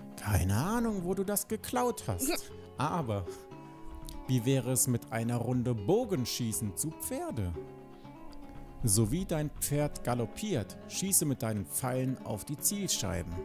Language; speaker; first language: German; native; German